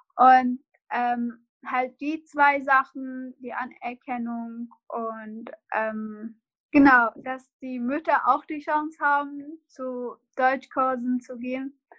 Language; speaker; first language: German; non-native, fluent; Arabic